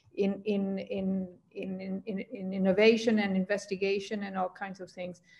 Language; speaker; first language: English; non-native, fluent; Spanish